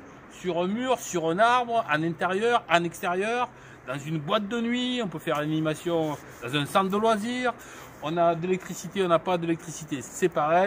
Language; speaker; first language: French; native; French